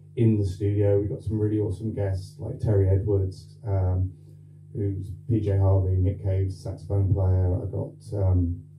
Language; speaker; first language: English; native; English